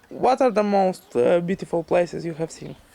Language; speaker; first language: English; non-native, fluent; Romanian